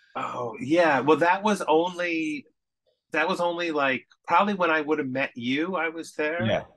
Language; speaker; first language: English; native; English